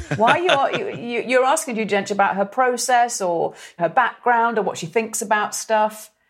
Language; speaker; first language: English; native; English